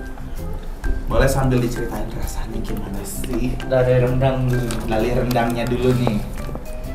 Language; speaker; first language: Indonesian; native; Indonesian